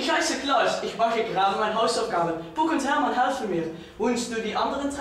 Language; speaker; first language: German; non-native, learner; Dutch